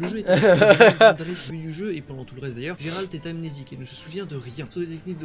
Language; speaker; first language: French; native; French